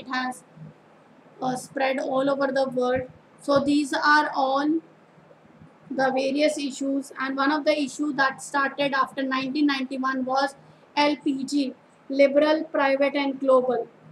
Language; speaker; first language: English; non-native, local second language; Punjabi